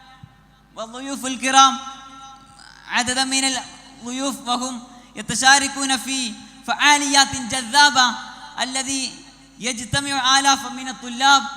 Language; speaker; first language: Arabic; non-native, learner; Malayalam